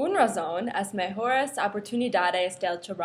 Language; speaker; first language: Spanish; non-native, learner; English